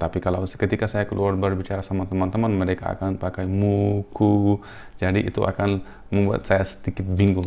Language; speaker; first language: Indonesian; non-native, fluent; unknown